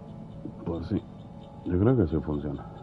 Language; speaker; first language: Spanish; non-native, fluent; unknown